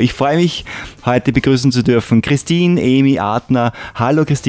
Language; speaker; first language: German; native; German